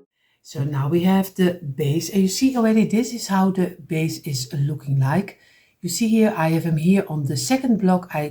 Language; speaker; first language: English; non-native, fluent; Dutch